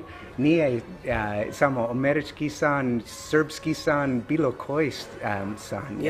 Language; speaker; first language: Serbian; non-native, learner; English